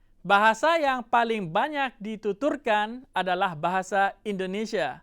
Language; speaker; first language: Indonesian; non-native, fluent; Thai